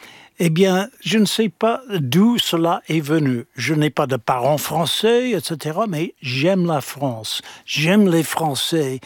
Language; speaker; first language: French; non-native, fluent; English